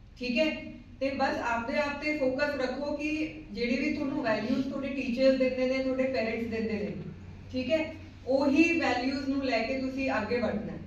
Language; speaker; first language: Punjabi; non-native, local second language; Hindi